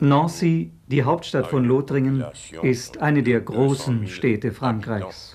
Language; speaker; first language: German; native; German